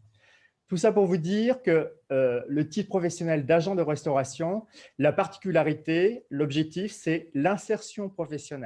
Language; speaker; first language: French; native; French